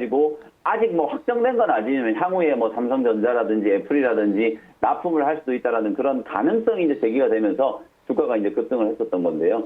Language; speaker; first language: Korean; native; Korean